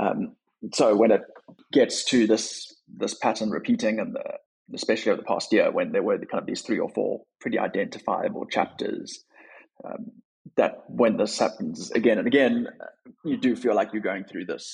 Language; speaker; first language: English; native; English